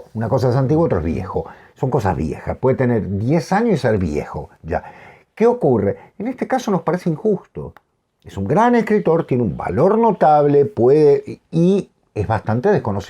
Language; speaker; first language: Spanish; native; Spanish